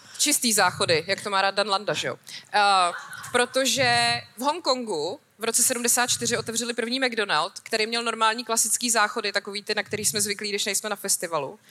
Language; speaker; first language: Czech; native; Czech